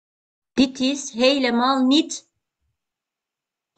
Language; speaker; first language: Dutch; non-native, learner; Turkish